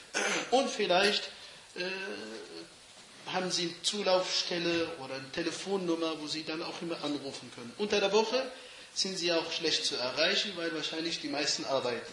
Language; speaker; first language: German; non-native, fluent; Arabic